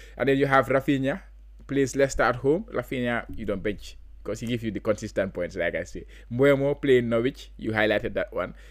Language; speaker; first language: English; non-native, local second language; Wolof